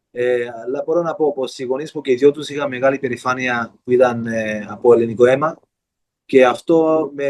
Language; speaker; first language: Greek; early bilingual, heritage; Greek